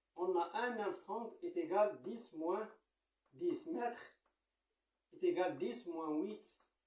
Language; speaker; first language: French; non-native, local second language; Arabic